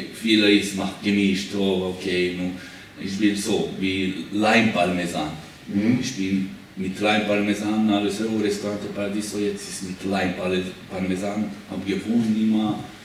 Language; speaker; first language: German; non-native, learner; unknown